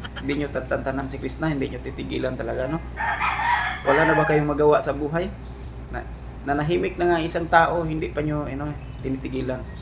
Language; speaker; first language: Filipino; non-native, local second language; Cebuano